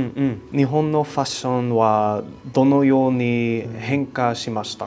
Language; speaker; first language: Japanese; non-native, learner; English